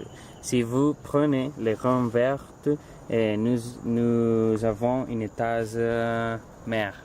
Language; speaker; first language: French; non-native, learner; Spanish